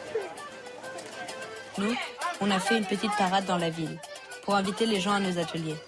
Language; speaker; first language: French; native; French